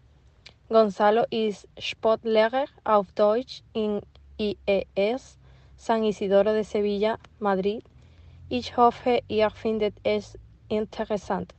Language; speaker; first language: German; non-native, fluent; Spanish